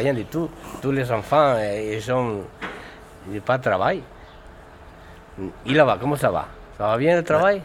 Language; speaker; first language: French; non-native, learner; Spanish